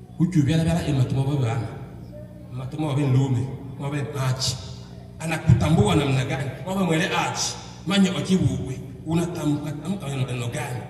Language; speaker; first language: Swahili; non-native, local second language; Bembe